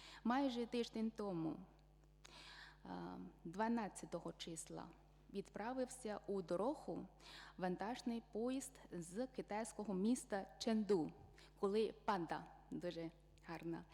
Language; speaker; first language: Ukrainian; non-native, fluent; Chinese